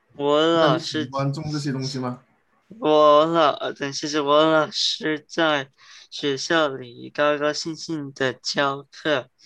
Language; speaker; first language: Chinese; early bilingual, heritage; Chinese